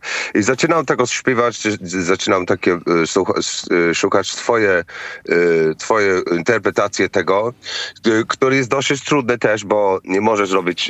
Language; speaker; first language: Polish; non-native, fluent; English